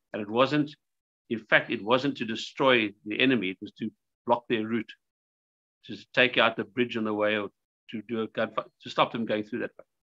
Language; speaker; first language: English; native; English